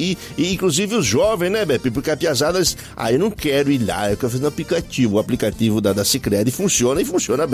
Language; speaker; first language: Portuguese; native; Portuguese